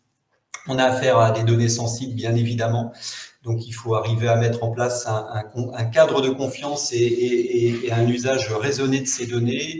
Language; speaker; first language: French; native; French